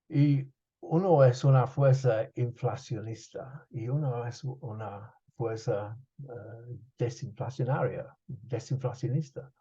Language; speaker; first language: Spanish; non-native, fluent; English